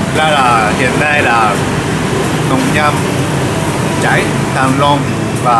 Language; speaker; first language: Vietnamese; non-native, learner; Japanese